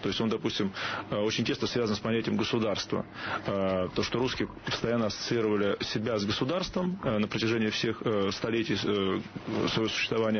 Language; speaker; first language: Russian; native; Russian